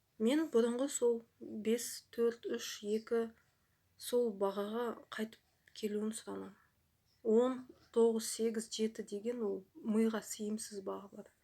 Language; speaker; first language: Kazakh; non-native, local second language; Russian